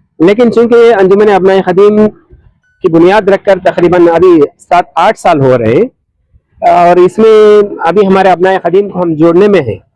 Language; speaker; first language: Urdu; native; Urdu